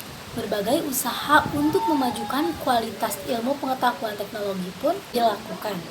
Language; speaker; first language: Indonesian; native; Indonesian